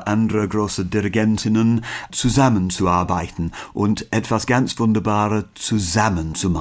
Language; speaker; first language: German; non-native, learner; English